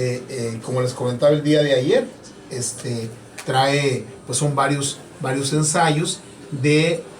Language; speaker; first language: Spanish; native; Spanish